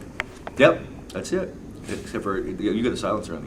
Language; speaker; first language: English; native; English